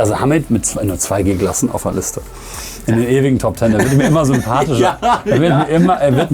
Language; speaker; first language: German; native; German